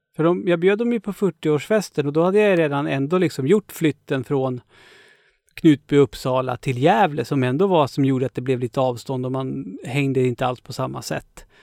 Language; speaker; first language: Swedish; native; Swedish